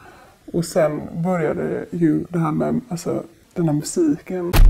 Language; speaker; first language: Swedish; native; Swedish